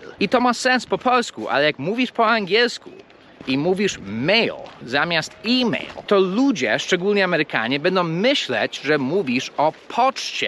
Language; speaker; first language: Polish; non-native, fluent; English